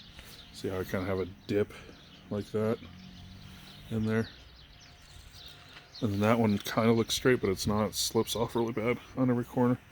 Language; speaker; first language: English; native; English